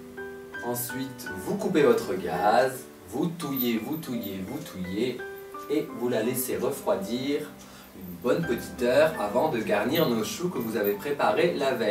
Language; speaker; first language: French; native; French